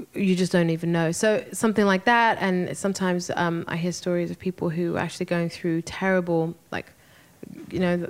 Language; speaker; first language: English; native; English